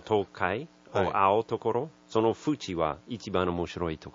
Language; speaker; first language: Japanese; non-native, learner; English